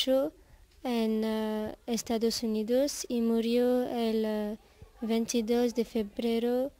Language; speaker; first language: Spanish; non-native, learner; French